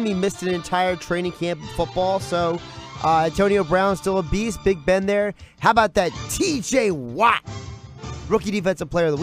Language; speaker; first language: English; native; English